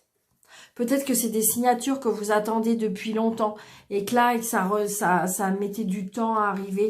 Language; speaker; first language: French; native; French